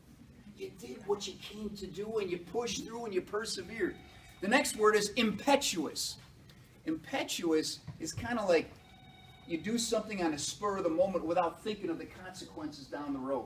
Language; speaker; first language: English; native; English